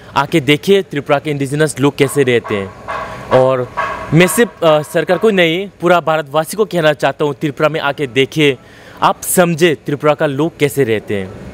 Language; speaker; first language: Hindi; non-native, local second language; Kok Borok